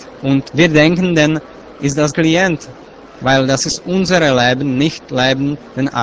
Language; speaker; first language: German; non-native, learner; Czech